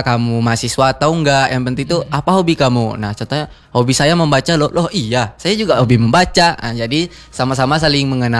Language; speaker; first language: English; non-native, learner; Indonesian